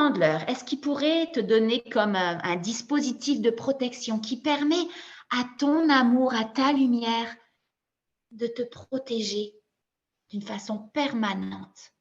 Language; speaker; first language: French; native; French